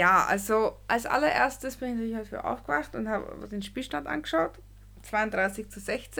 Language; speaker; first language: German; native; German